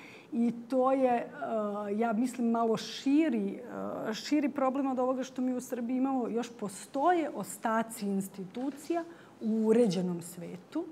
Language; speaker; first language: Bosnian; native; Bosnian